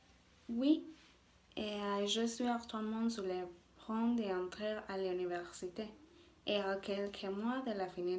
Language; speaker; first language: French; non-native, learner; Spanish